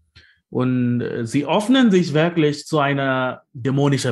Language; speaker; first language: German; non-native, fluent; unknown